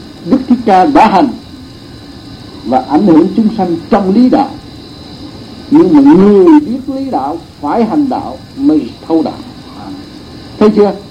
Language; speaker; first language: Vietnamese; native; Vietnamese